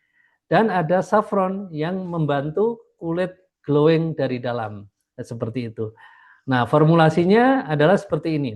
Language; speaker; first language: Indonesian; native; Indonesian